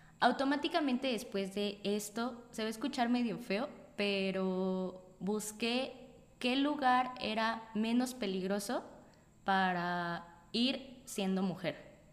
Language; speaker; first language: Spanish; native; Spanish